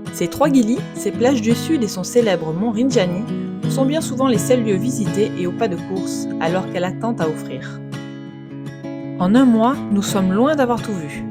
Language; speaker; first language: French; native; French